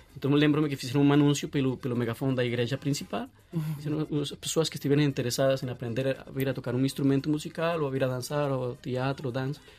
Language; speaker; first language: Portuguese; non-native, fluent; Spanish